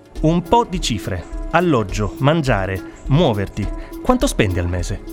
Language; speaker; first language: Italian; native; Italian